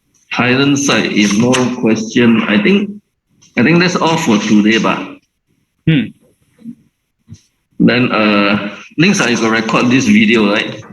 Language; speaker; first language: English; non-native, local second language; Chinese